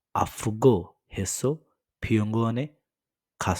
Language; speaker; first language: Korean; non-native, fluent; Bangla